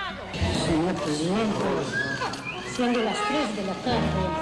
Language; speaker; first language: Spanish; non-native, fluent; French